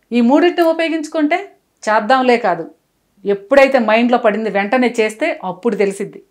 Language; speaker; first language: Telugu; native; Telugu